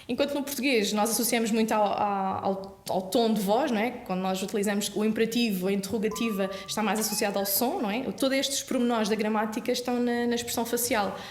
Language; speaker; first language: Portuguese; non-native, local second language; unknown